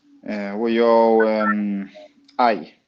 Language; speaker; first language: Chinese; non-native, learner; Swedish